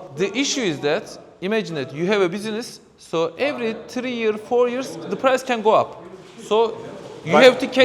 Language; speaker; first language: English; non-native, fluent; Turkish